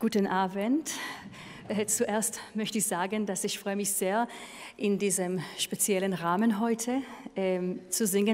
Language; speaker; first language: German; non-native, fluent; Hebrew